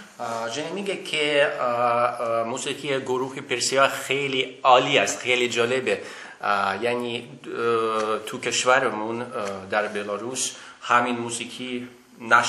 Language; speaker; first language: Persian; non-native, learner; Russian